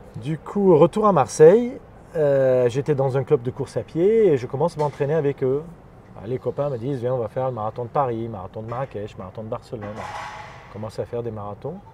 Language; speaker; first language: French; non-native, fluent; Armenian